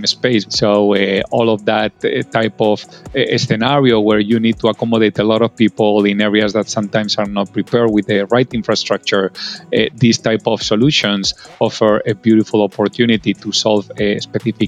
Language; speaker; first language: English; non-native, fluent; Spanish